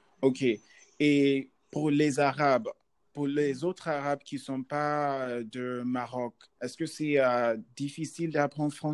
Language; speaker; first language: French; non-native, learner; English